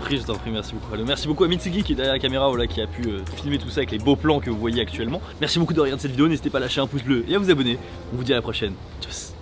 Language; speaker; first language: French; native; French